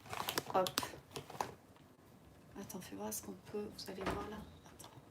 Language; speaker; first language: French; native; French